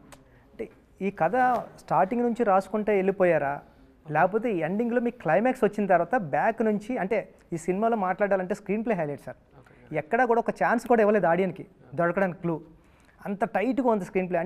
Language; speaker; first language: Telugu; native; Telugu